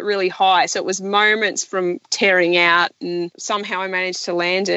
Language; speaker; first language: English; native; English